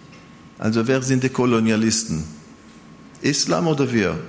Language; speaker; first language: German; non-native, fluent; Hebrew